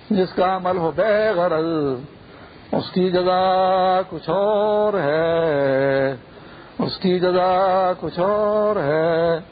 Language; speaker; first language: Urdu; non-native, local second language; Pashto